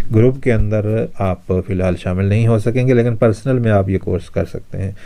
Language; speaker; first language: Urdu; non-native, local second language; Punjabi